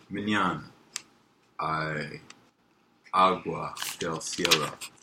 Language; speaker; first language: Spanish; non-native, learner; English